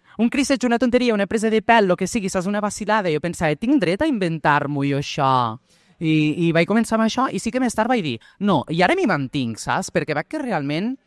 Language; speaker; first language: Catalan; early bilingual, other home language; Portuguese